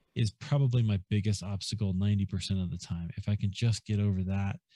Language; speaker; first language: English; native; English